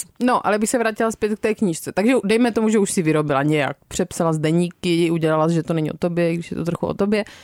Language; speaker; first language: Czech; native; Czech